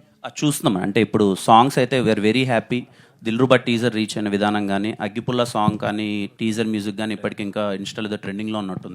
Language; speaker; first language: Telugu; native; Telugu